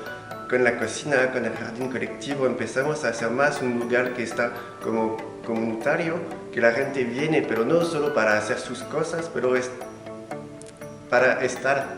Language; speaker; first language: Spanish; non-native, fluent; French